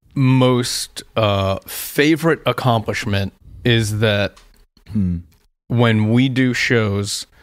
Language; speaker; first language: English; native; English